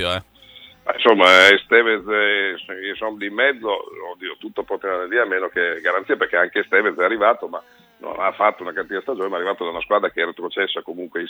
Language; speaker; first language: Italian; native; Italian